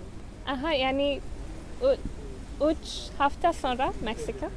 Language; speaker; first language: Turkish; non-native, learner; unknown